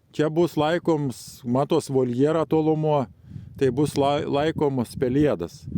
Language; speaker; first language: Lithuanian; native; Lithuanian